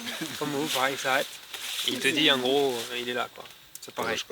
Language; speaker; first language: French; native; French